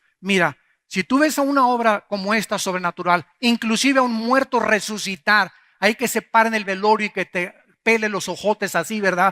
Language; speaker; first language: Spanish; native; Spanish